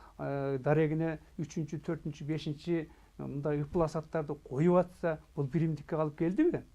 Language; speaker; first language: Kyrgyz; native; Kyrgyz